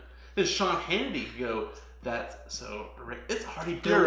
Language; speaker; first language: English; native; English